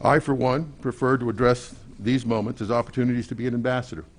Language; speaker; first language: English; native; English